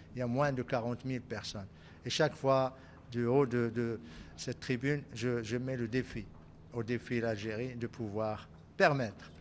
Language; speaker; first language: French; non-native, local second language; Arabic